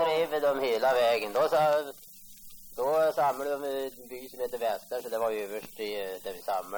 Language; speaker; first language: Swedish; native; Swedish